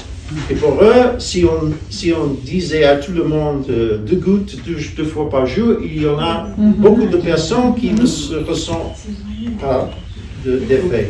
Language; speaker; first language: French; non-native, fluent; English